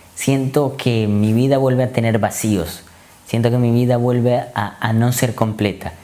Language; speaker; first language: Spanish; native; Spanish